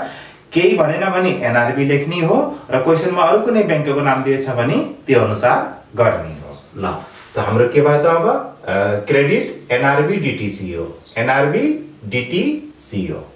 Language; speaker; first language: Nepali; native; Nepali